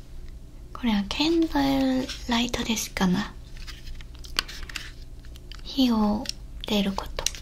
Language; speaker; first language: Japanese; non-native, learner; Korean